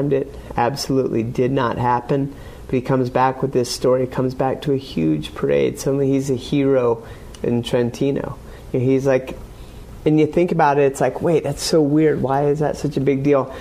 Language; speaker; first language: English; native; English